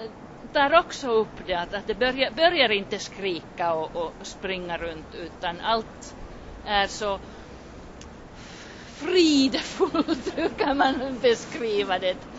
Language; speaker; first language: Swedish; non-native, local second language; Finnish